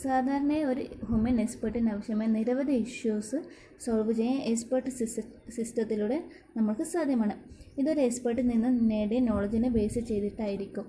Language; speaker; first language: Malayalam; native; Malayalam